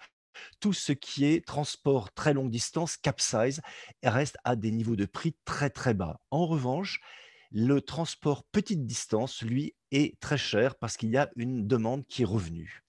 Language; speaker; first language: French; native; French